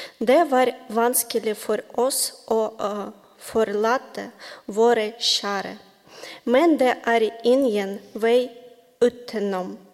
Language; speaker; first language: Norwegian; non-native, learner; Ukrainian